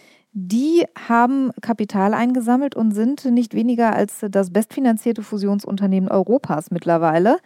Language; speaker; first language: German; native; German